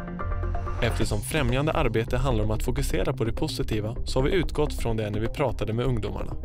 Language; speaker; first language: Swedish; native; Swedish